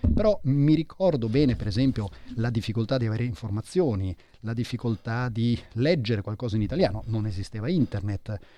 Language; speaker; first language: Italian; early bilingual, heritage; Italian